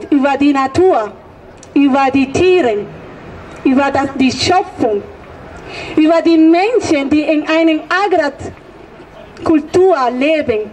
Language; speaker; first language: German; non-native, fluent; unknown